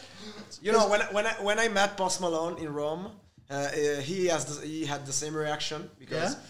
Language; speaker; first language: English; non-native, fluent; Italian